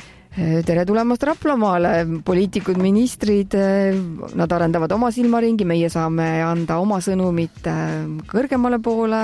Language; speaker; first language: Estonian; native; Estonian